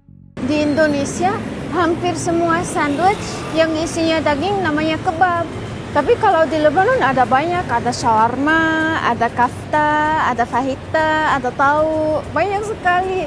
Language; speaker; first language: Indonesian; non-native, fluent; Arabic